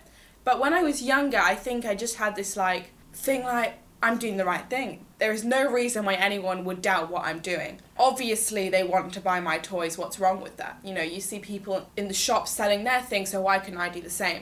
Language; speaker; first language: English; native; English